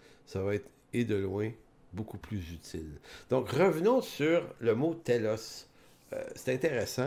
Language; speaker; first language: French; native; French